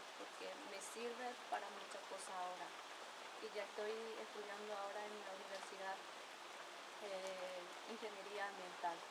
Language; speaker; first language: Spanish; non-native, local second language; Guarani